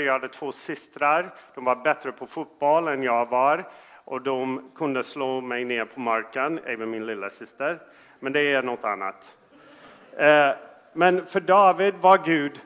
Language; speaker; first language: Swedish; non-native, fluent; English